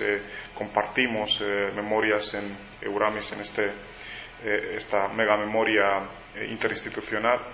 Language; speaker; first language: Spanish; non-native, local second language; Romanian